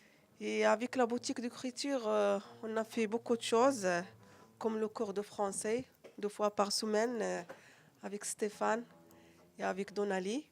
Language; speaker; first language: French; non-native, learner; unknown